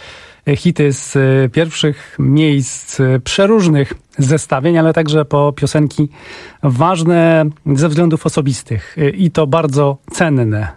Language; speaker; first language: Polish; native; Polish